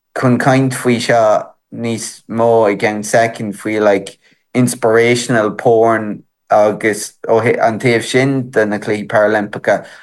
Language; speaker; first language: Irish; non-native, local second language; English